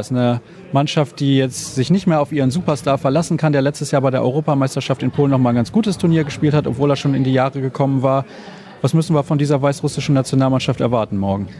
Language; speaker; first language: German; native; German